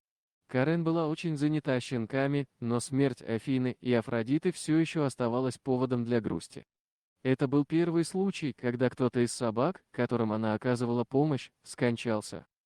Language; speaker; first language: Russian; native; Russian